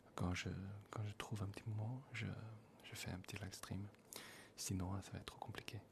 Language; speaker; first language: French; non-native, fluent; Chinese